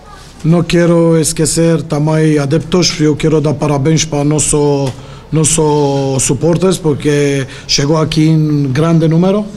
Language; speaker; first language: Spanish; non-native, learner; Romanian